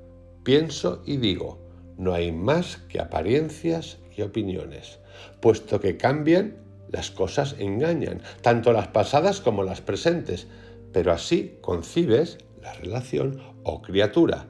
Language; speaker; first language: Spanish; native; Spanish